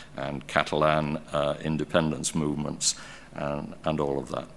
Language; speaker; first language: English; native; English